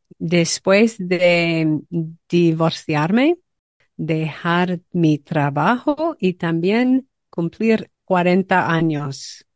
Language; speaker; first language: Spanish; non-native, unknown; English